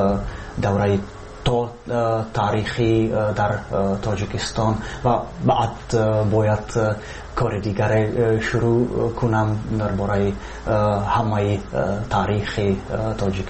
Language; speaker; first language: Persian; non-native, fluent; Czech